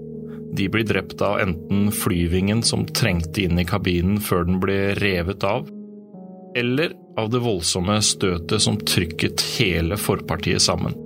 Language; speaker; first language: Norwegian; native; Norwegian